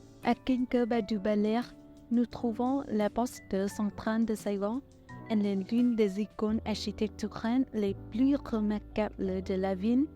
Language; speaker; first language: French; non-native, fluent; Vietnamese